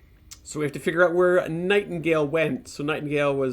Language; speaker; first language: English; native; English